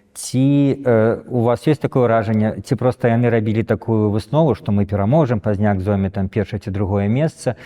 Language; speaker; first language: Belarusian; native; Belarusian